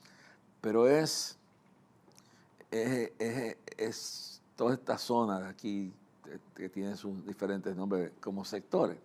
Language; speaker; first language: Spanish; native; Spanish